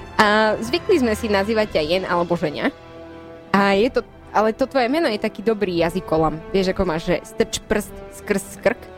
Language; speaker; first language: Slovak; native; Slovak